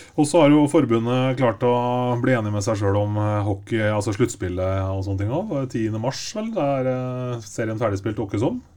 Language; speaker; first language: Norwegian; native; Norwegian